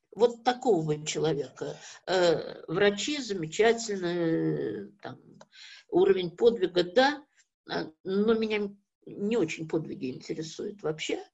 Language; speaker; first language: Russian; native; Russian